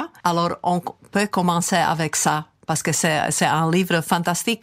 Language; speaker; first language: French; non-native, fluent; Czech